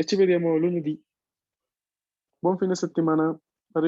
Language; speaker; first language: Italian; non-native, fluent; Spanish